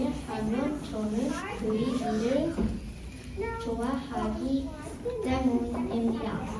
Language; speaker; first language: Korean; early bilingual, heritage; Korean